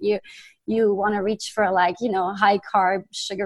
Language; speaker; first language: English; non-native, fluent; French